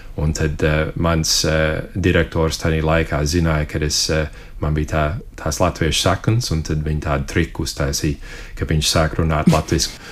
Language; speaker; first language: Latvian; early bilingual, heritage; Latvian